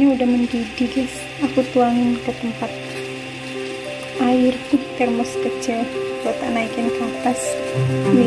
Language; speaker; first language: Indonesian; non-native, local second language; Javanese